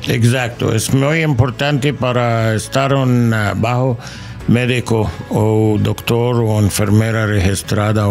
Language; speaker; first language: Spanish; non-native, learner; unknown